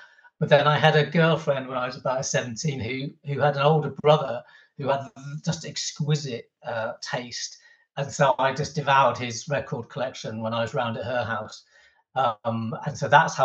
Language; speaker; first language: English; native; English